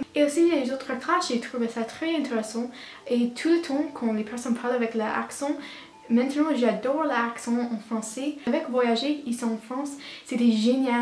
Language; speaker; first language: French; non-native, learner; English